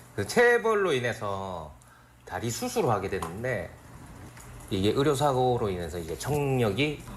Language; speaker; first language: Korean; native; Korean